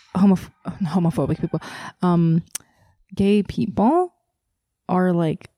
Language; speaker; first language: English; early bilingual, other home language; Korean